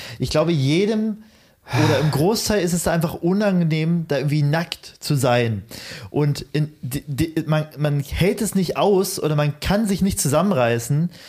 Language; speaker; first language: German; early bilingual, other home language; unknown